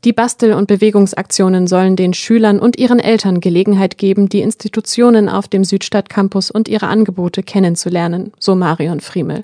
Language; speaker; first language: German; native; German